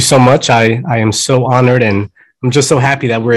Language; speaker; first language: English; early bilingual, other home language; Spanish